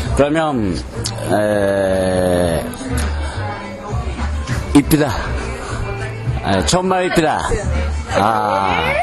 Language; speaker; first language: Korean; non-native, learner; Japanese